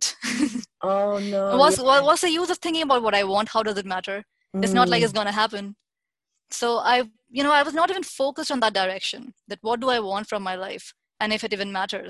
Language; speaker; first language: English; non-native, local second language; Hindi